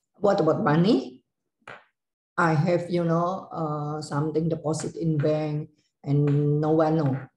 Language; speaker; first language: English; non-native, learner; Indonesian